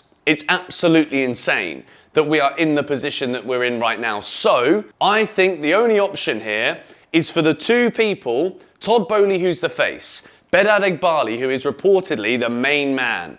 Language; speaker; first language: English; native; English